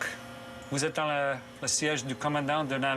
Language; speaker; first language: French; non-native, fluent; English